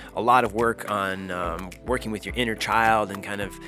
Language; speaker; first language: English; native; English